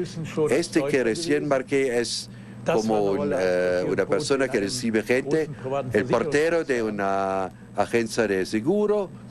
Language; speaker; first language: Spanish; non-native, fluent; German